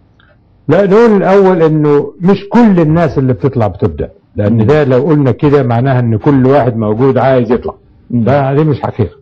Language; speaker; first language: Arabic; native; Arabic